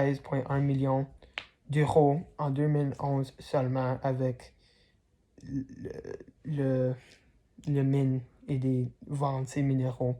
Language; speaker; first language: French; non-native, learner; English